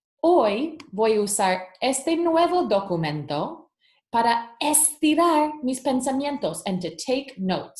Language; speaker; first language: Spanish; early bilingual, heritage; Spanish